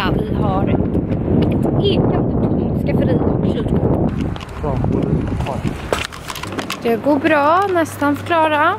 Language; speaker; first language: Swedish; native; Swedish